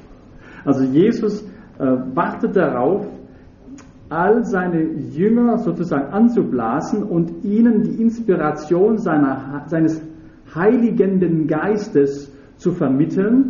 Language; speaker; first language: German; native; German